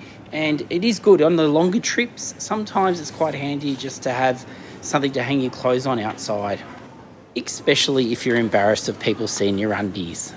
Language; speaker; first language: English; native; English